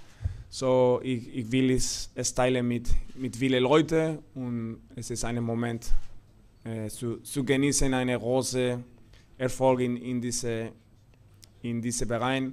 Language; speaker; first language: German; non-native, fluent; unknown